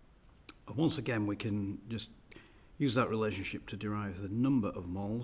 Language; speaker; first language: English; native; English